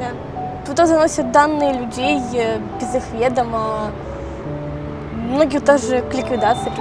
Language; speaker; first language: Russian; native; Russian